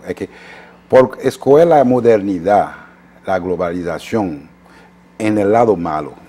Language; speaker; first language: Spanish; non-native, fluent; Haitian Creole